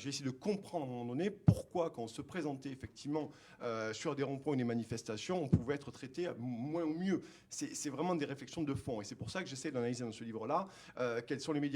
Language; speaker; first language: French; native; French